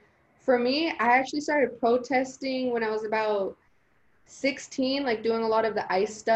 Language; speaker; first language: English; early bilingual, other home language; Spanish